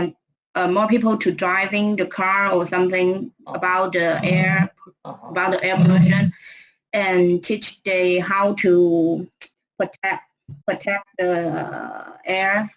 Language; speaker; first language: English; non-native, learner; Thai